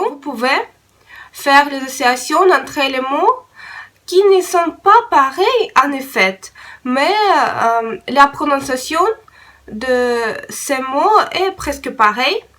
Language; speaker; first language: French; non-native, learner; Russian